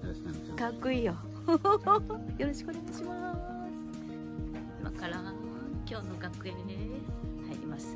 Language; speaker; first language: Japanese; native; Japanese